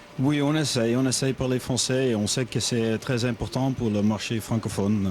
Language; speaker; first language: French; non-native, fluent; Dutch